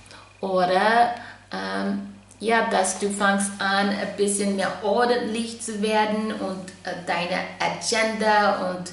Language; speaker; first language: German; non-native, fluent; English